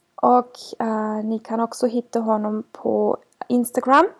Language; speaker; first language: Swedish; non-native, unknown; German